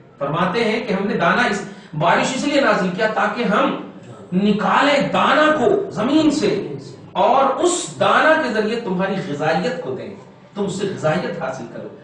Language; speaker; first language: Urdu; native; Urdu